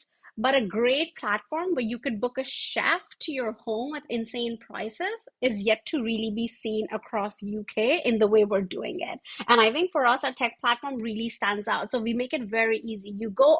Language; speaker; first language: English; non-native, local second language; Hindi